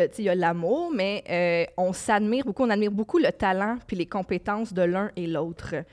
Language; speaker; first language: French; native; French